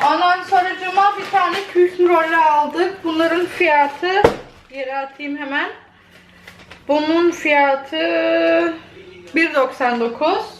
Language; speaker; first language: Turkish; early bilingual, other home language; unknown